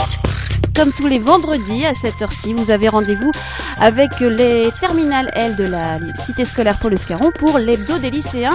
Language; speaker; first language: French; native; French